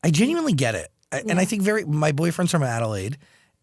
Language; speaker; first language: English; native; English